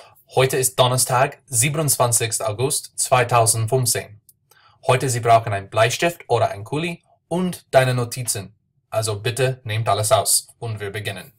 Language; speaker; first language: German; non-native, learner; English